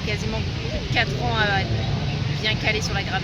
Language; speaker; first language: French; native; French